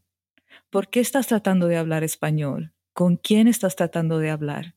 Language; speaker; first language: Spanish; early bilingual, heritage; Spanish